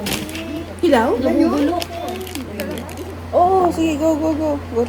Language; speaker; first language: Filipino; native; Filipino